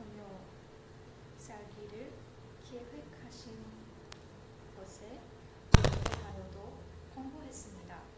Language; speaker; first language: Korean; non-native, learner; English